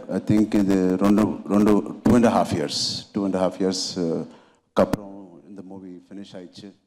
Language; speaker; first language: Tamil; non-native, local second language; Telugu